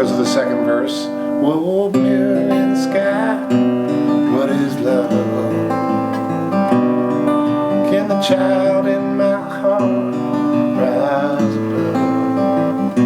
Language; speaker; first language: English; native; English